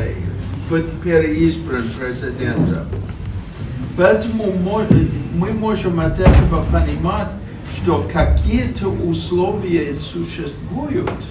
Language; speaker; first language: Russian; non-native, fluent; English